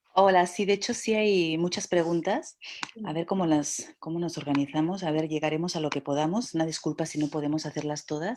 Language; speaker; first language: Spanish; native; Spanish